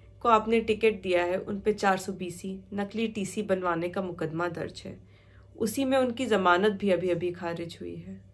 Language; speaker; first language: Hindi; native; Hindi